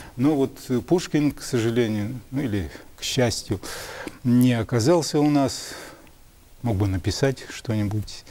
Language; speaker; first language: Russian; native; Russian